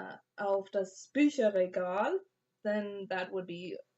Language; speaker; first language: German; non-native, fluent; English